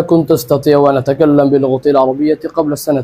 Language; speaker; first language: Arabic; non-native, learner; Bangla